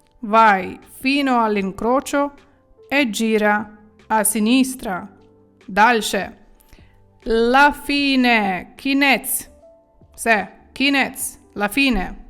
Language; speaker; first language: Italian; non-native, fluent; Ukrainian